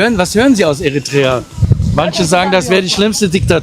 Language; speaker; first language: German; native; German